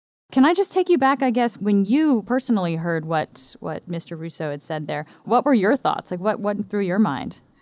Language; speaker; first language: English; native; English